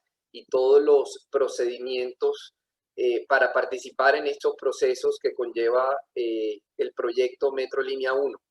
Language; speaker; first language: Spanish; native; Spanish